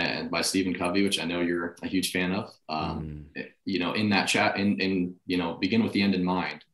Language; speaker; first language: English; native; English